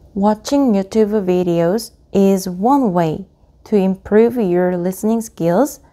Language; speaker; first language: English; non-native, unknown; Korean